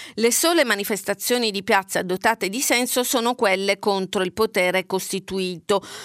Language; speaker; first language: Italian; native; Italian